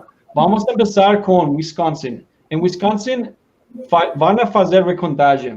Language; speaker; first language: Portuguese; non-native, learner; Spanish